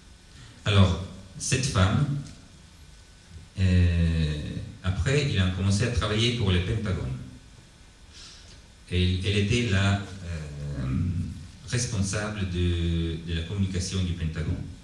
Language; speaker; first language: French; non-native, learner; Italian